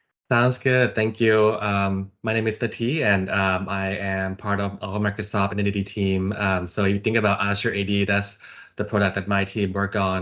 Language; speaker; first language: English; non-native, fluent; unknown